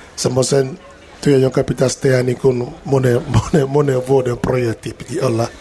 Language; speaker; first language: Finnish; non-native, fluent; Akan